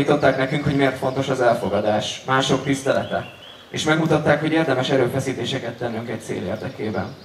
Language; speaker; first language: Hungarian; native; Hungarian